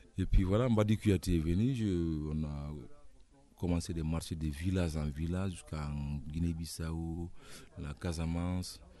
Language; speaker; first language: French; non-native, local second language; Mandingo